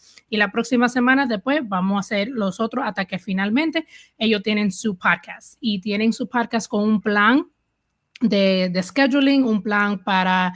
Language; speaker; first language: Spanish; early bilingual, heritage; Spanish